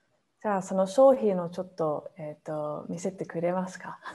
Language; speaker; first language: Japanese; non-native, fluent; English